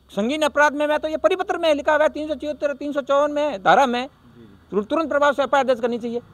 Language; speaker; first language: Hindi; native; Hindi